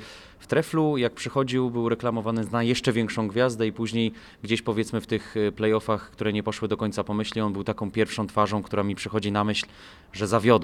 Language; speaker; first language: Polish; native; Polish